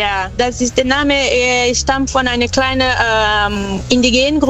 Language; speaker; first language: German; non-native, fluent; Portuguese